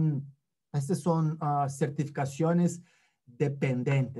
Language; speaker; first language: Spanish; non-native, fluent; Portuguese